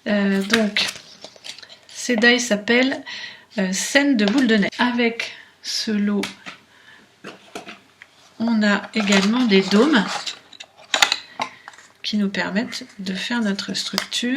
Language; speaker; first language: French; native; French